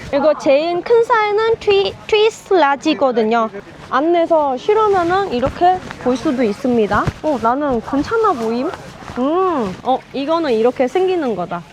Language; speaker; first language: Korean; non-native, fluent; Vietnamese